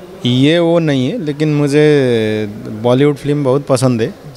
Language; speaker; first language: Hindi; non-native, learner; Nepali